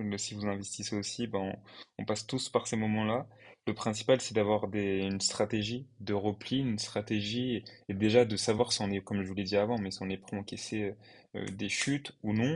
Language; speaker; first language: French; native; French